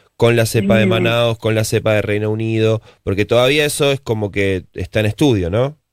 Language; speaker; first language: Spanish; native; Spanish